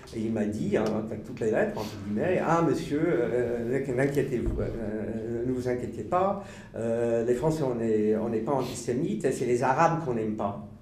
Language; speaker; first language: French; non-native, fluent; English